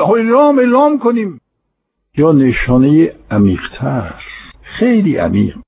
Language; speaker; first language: Persian; non-native, fluent; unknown